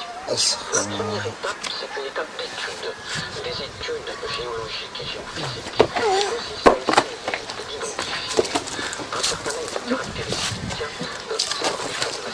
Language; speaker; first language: French; native; French